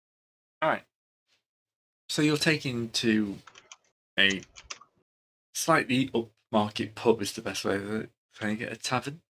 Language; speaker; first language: English; native; English